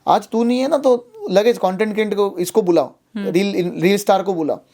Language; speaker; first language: Hindi; non-native, local second language; Marathi